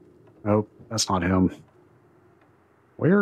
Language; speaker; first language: English; native; English